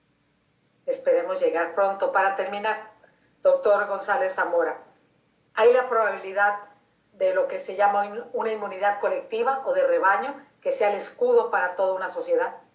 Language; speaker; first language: Spanish; native; Spanish